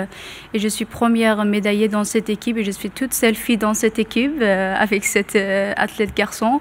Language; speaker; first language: French; non-native, learner; Persian